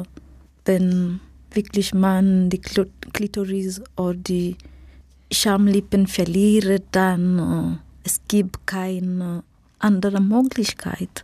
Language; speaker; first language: German; non-native, learner; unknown